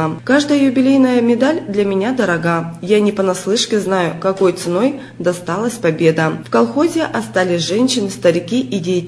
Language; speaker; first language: Russian; native; Russian